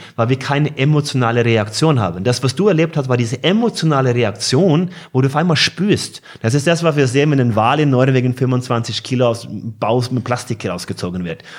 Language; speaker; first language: German; non-native, fluent; Norwegian